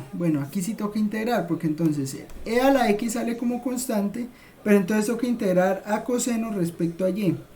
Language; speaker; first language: Spanish; native; Spanish